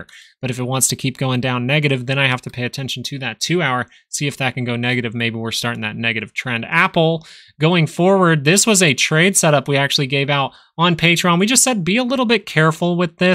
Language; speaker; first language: English; native; English